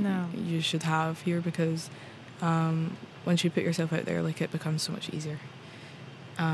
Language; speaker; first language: English; native; English